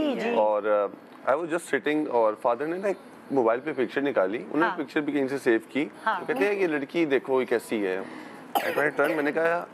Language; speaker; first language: Urdu; native; Urdu